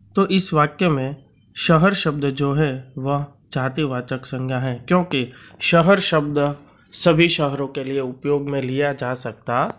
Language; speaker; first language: Hindi; non-native, local second language; Gujarati